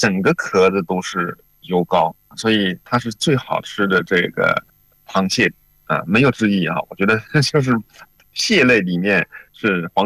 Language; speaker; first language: Chinese; native; Chinese